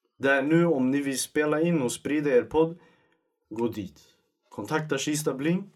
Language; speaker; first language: Swedish; early bilingual, other home language; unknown